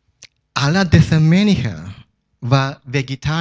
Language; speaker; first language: Swedish; non-native, fluent; Japanese